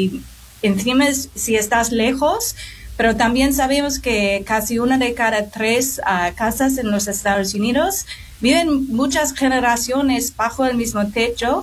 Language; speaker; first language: Spanish; non-native, fluent; English